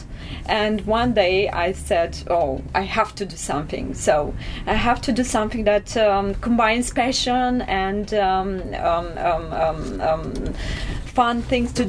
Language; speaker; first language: English; non-native, fluent; Romanian